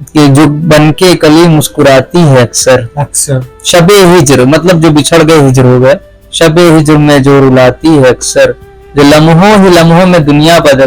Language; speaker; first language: Hindi; native; Hindi